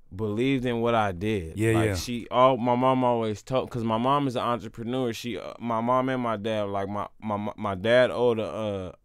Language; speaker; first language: English; native; English